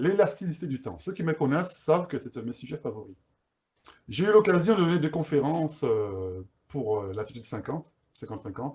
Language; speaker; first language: French; native; French